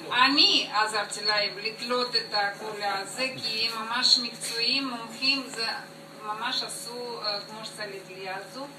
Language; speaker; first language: Hebrew; non-native, learner; Russian